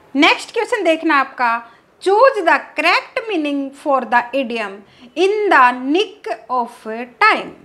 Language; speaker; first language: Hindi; native; Hindi